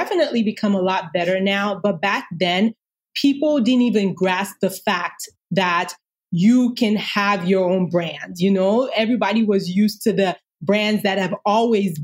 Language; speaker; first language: English; non-native, local second language; Yoruba